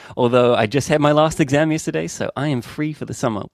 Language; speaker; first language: English; native; English